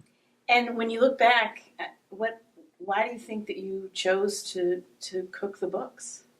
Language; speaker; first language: English; native; English